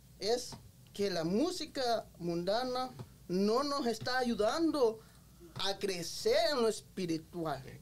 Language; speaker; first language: Spanish; early bilingual, heritage; Spanish